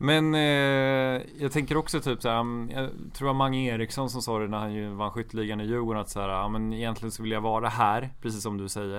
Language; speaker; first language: Swedish; native; Swedish